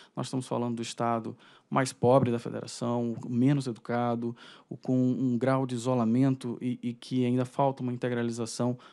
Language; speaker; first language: Portuguese; native; Portuguese